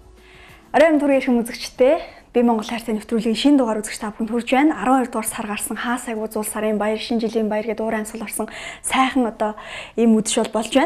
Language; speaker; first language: Mongolian; native; Mongolian